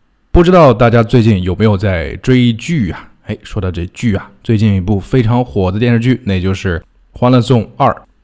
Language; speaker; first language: Chinese; native; Chinese